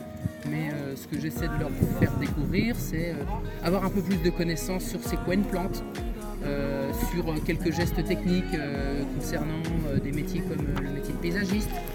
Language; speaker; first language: French; native; French